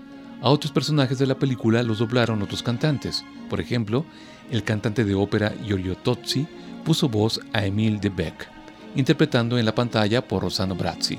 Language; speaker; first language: Spanish; native; Spanish